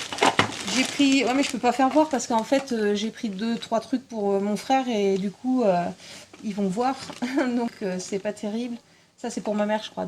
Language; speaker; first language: French; native; French